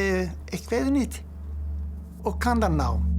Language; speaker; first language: Dutch; non-native, learner; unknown